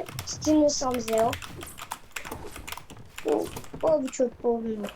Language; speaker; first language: Bulgarian; native; Bulgarian